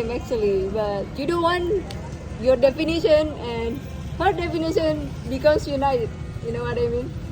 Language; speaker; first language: English; non-native, fluent; Indonesian